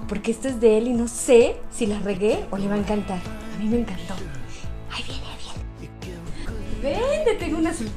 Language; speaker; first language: Spanish; native; Spanish